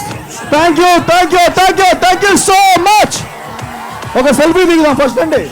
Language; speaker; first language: Telugu; native; Telugu